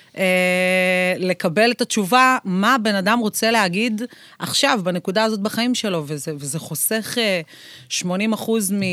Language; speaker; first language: Hebrew; native; Hebrew